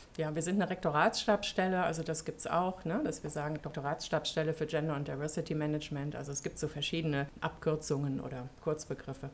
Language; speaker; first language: German; early bilingual, other home language; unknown